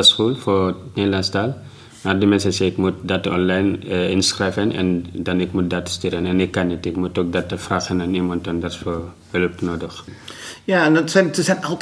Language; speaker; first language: Dutch; non-native, learner; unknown